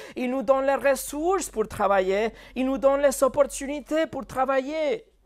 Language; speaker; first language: French; non-native, fluent; Spanish